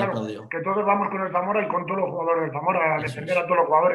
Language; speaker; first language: Spanish; native; Spanish